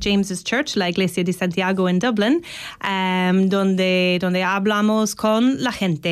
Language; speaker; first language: Spanish; non-native, learner; English